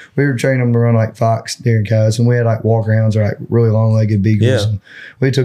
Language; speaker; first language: English; native; English